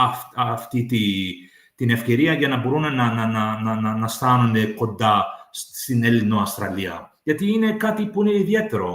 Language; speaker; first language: Greek; early bilingual, heritage; English